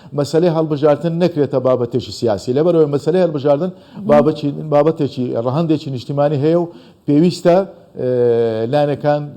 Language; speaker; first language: Central Kurdish; non-native, local second language; Azerbaijani